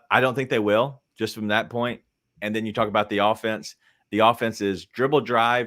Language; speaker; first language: English; native; English